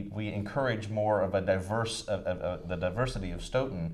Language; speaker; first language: English; native; English